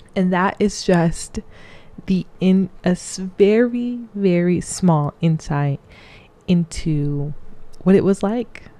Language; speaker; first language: English; early bilingual, other home language; Spanish